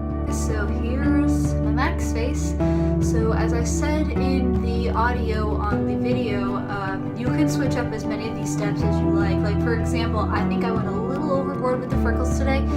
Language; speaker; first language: English; native; English